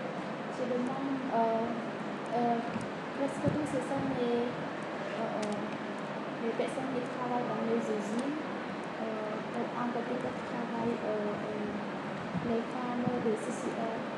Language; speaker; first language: French; non-native, learner; Khmer